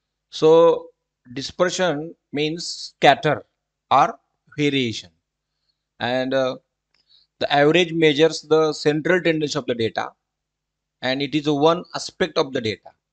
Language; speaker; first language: English; non-native, local second language; Marathi